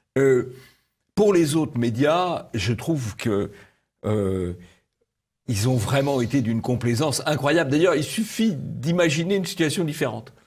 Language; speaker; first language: French; native; French